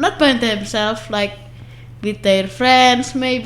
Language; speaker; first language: English; non-native, learner; Indonesian